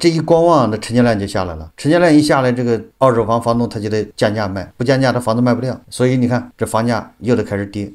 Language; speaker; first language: Chinese; native; Chinese